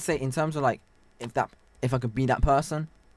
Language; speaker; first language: English; native; English